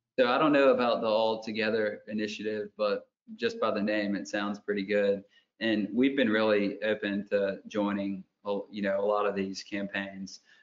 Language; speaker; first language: English; native; English